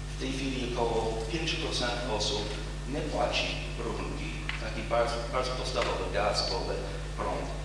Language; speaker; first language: Polish; non-native, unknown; English